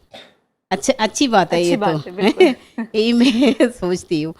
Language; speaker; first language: Hindi; non-native, local second language; Malayalam